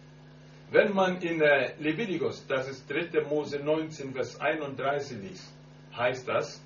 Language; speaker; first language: German; non-native, learner; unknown